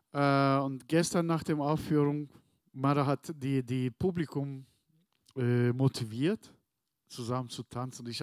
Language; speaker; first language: German; non-native, learner; Turkish